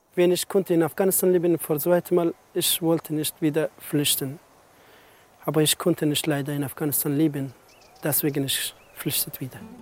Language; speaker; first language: German; non-native, learner; Persian